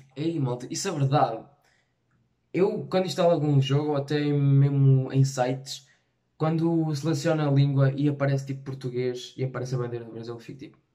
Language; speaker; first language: Portuguese; native; Portuguese